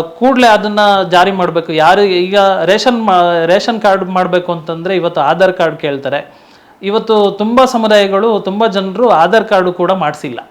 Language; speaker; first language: Kannada; non-native, local second language; Tulu